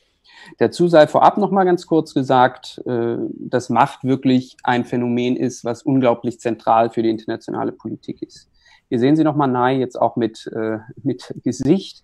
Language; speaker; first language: German; native; German